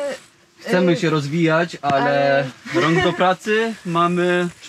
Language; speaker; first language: Polish; native; Polish